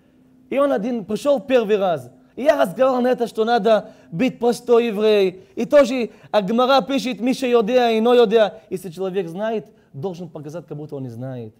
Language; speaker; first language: Russian; non-native, learner; Hebrew